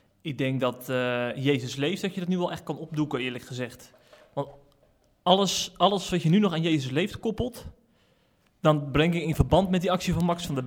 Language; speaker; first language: Dutch; native; Dutch